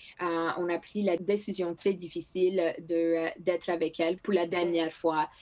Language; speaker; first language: French; non-native, local second language; Greek